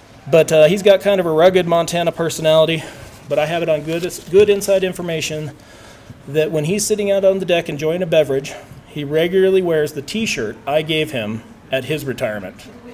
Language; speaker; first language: English; native; English